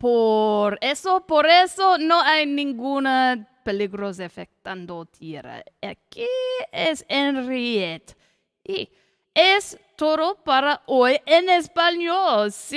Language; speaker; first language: Spanish; non-native, learner; English